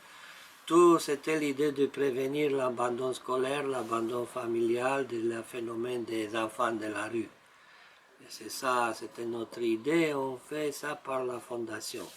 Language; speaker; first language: French; non-native, learner; Romanian